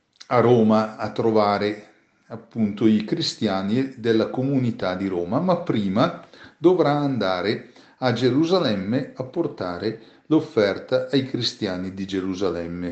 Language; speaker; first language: Italian; native; Italian